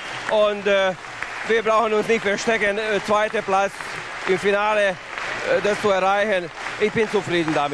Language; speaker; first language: German; non-native, fluent; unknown